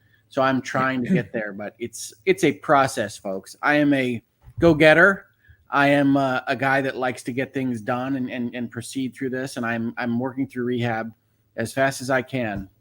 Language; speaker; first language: English; native; English